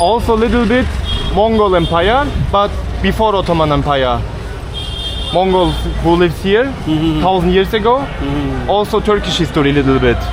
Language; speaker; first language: English; non-native, learner; Turkish